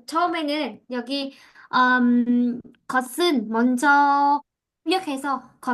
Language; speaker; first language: Korean; non-native, learner; Vietnamese